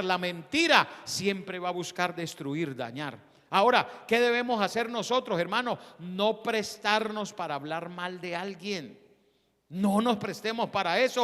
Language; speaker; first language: Spanish; native; Spanish